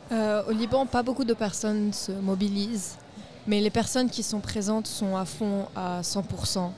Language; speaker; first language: French; non-native, local second language; Arabic